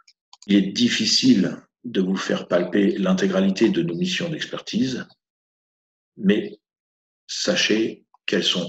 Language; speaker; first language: French; native; French